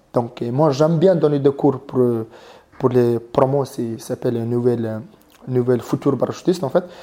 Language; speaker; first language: French; non-native, learner; Mongolian